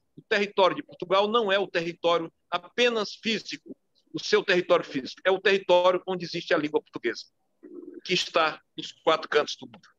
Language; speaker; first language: Portuguese; native; Portuguese